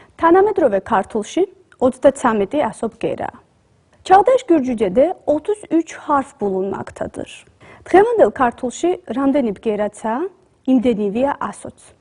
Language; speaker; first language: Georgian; native; Georgian